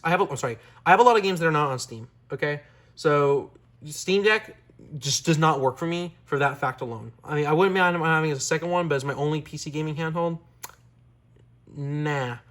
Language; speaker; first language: English; native; English